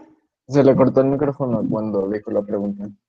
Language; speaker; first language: Spanish; native; Spanish